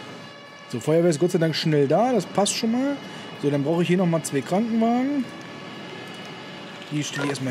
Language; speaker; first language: German; native; German